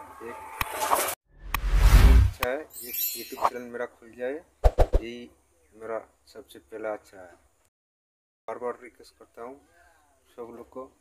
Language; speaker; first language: Hindi; non-native, local second language; Bangla